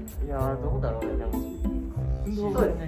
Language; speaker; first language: Japanese; native; Japanese